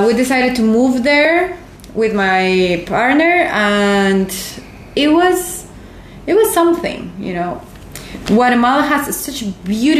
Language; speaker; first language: English; non-native, fluent; Spanish